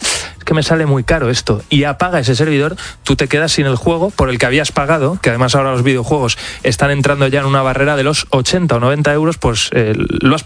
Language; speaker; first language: Spanish; native; Spanish